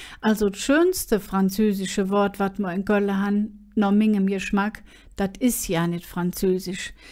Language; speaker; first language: German; native; German